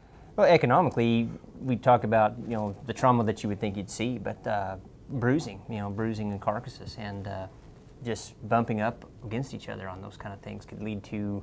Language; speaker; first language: English; native; English